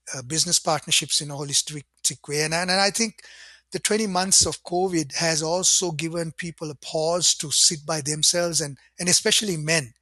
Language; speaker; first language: English; non-native, local second language; Sinhala